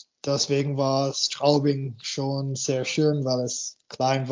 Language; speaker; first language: German; non-native, fluent; English